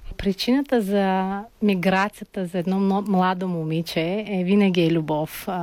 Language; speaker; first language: Bulgarian; non-native, fluent; Tajik